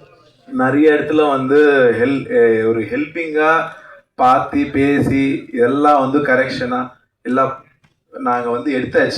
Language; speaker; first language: Tamil; non-native, local second language; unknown